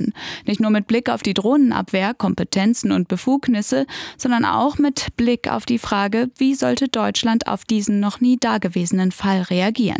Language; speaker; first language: German; native; German